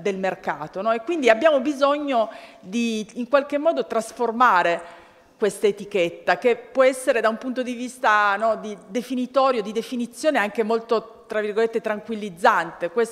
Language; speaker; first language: Italian; native; Italian